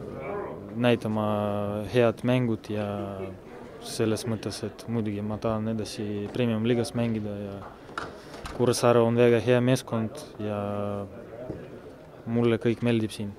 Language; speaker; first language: Estonian; non-native, local second language; Russian